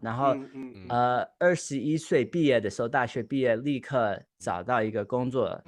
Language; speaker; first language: Chinese; early bilingual, heritage; Chinese